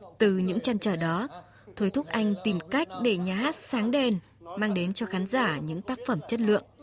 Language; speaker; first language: Vietnamese; native; Vietnamese